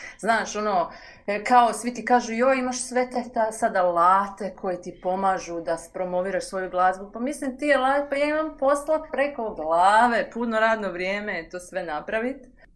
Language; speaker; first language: Croatian; native; Croatian